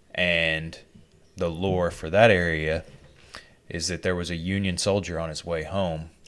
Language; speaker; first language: English; native; English